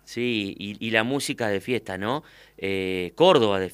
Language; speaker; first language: Spanish; native; Spanish